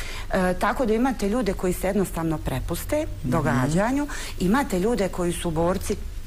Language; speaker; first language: Bosnian; native; Bosnian